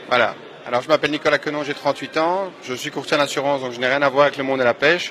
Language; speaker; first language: French; native; French